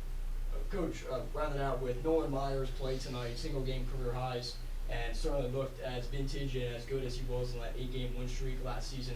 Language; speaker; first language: English; native; English